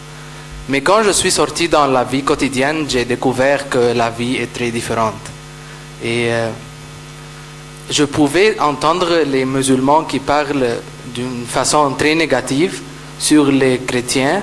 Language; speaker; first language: French; non-native, fluent; Arabic